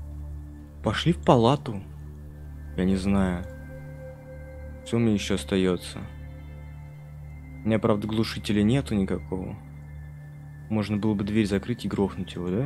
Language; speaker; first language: Russian; native; Russian